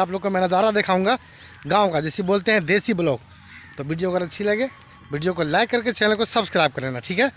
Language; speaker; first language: Hindi; native; Hindi